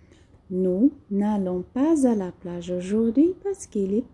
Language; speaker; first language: French; non-native, fluent; Portuguese